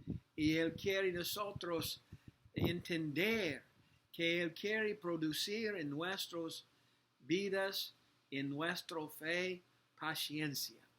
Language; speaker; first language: Spanish; non-native, learner; English